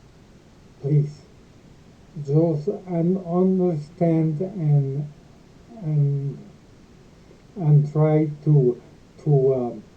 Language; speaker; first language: English; non-native, learner; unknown